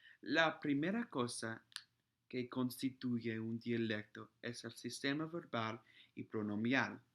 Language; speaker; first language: Spanish; non-native, fluent; English